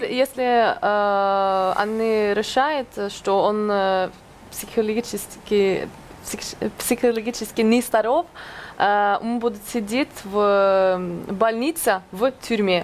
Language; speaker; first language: Russian; non-native, fluent; Norwegian